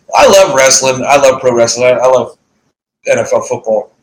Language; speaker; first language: English; native; English